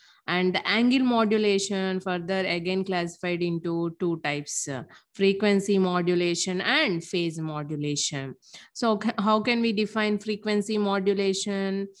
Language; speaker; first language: English; non-native, local second language; Telugu